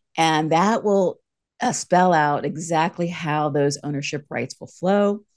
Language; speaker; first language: English; native; English